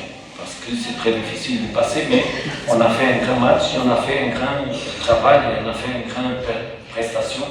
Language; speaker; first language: French; non-native, fluent; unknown